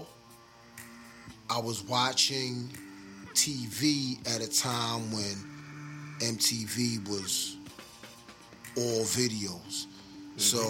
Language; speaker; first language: English; native; English